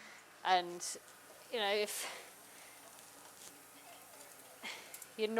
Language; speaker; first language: English; native; English